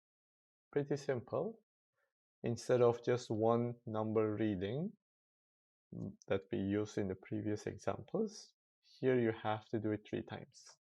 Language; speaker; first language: English; non-native, fluent; Turkish